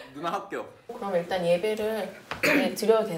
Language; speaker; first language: Korean; native; Korean